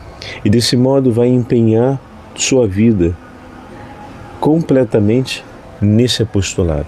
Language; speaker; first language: Portuguese; native; Portuguese